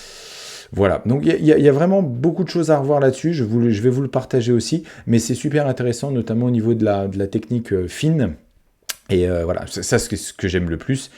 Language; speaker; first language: French; native; French